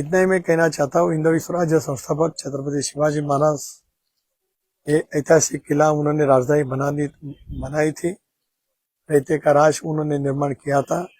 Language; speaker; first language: Hindi; non-native, local second language; Marathi